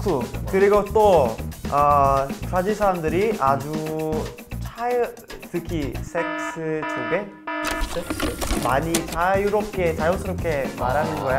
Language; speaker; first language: Korean; non-native, learner; Portuguese